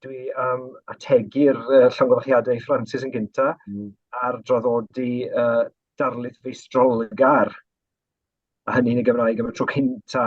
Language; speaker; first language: Welsh; native; Welsh